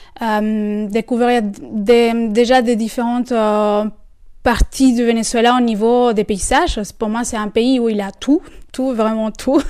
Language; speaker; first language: French; non-native, fluent; Spanish